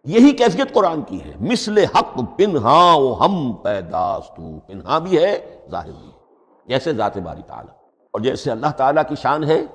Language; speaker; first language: Urdu; native; Urdu